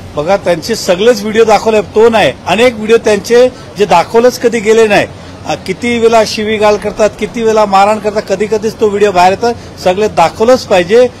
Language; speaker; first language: Marathi; non-native, local second language; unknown